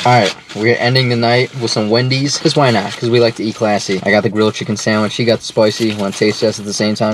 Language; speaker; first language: English; native; English